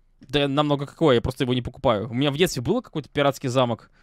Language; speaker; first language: Russian; native; Russian